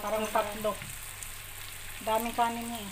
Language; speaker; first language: Filipino; non-native, local second language; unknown